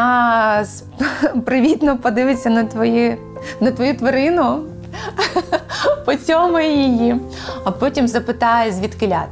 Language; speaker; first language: Ukrainian; native; Ukrainian